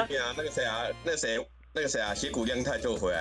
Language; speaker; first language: Chinese; native; Chinese